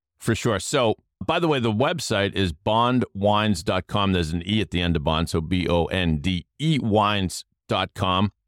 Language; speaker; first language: English; native; English